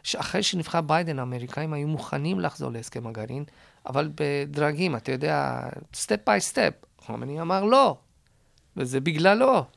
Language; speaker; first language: Hebrew; non-native, fluent; Persian